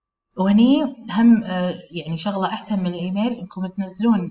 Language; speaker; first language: Arabic; native; Arabic